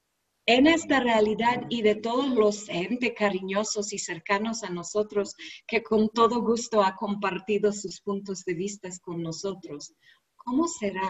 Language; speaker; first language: Spanish; non-native, learner; English